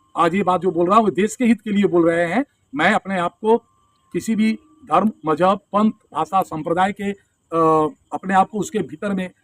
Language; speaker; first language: Hindi; non-native, local second language; Bangla